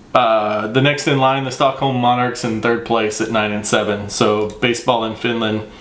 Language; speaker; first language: English; native; English